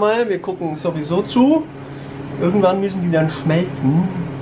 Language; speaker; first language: German; native; German